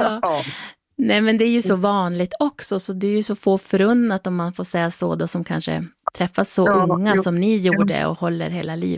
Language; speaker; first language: Swedish; native; Swedish